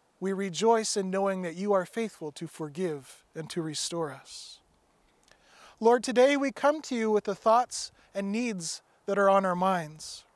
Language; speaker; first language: English; native; English